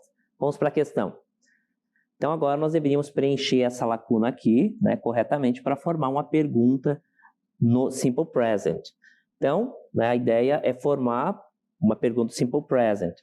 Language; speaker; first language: Portuguese; native; Portuguese